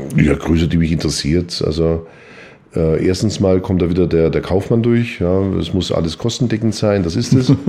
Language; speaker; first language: German; native; German